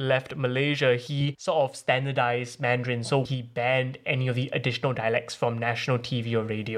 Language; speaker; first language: English; native; English